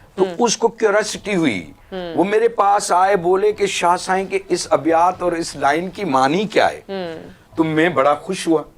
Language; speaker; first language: Urdu; non-native, local second language; Sindhi